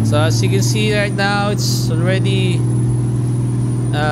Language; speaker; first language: English; non-native, local second language; Filipino